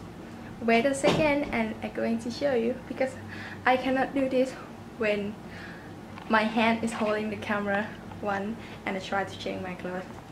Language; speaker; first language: English; non-native, learner; Thai